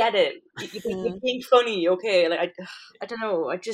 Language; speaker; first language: English; native; English